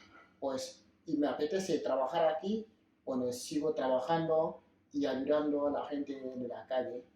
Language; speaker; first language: Spanish; non-native, fluent; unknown